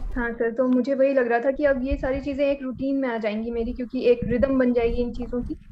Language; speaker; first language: Hindi; native; Hindi